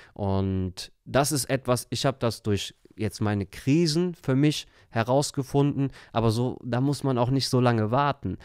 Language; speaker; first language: German; early bilingual, other home language; Turkish